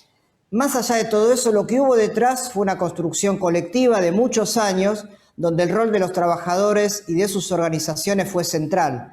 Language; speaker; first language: Spanish; native; Spanish